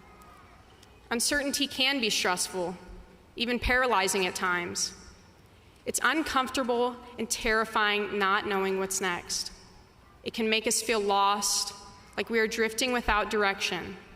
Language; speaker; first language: English; native; English